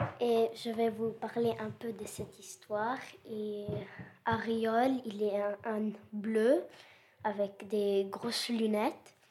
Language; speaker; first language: French; non-native, learner; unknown